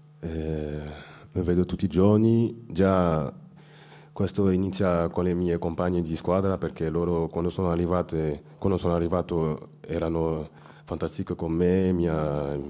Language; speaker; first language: Italian; non-native, fluent; French